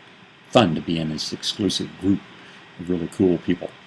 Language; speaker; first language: English; native; English